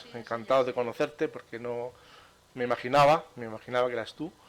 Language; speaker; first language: Spanish; native; Spanish